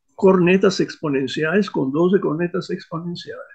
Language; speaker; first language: Portuguese; non-native, fluent; Hungarian